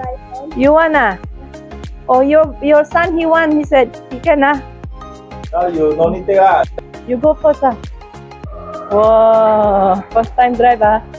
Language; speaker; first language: English; non-native, local second language; Filipino